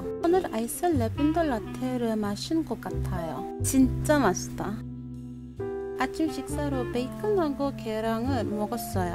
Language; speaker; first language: Korean; non-native, learner; English